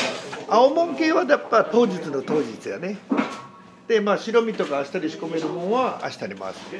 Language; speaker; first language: Japanese; native; Japanese